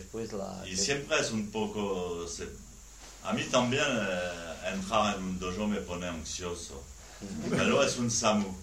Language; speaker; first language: Spanish; non-native, learner; French